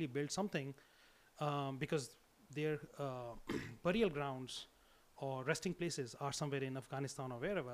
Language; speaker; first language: English; non-native, local second language; Hindi